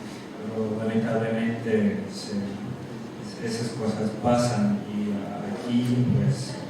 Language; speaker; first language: Spanish; non-native, fluent; Russian